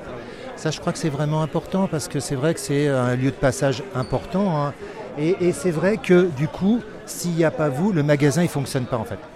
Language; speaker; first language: French; native; French